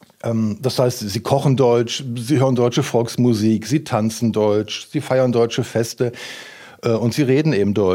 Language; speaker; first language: German; native; German